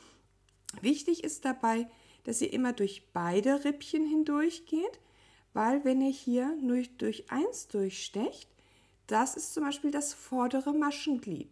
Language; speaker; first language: German; native; German